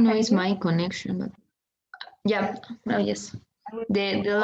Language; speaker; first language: English; non-native, learner; Spanish